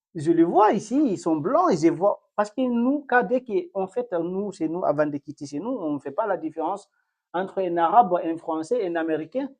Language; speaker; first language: French; non-native, local second language; Fula